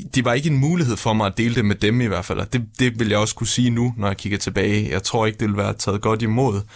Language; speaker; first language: Danish; native; Danish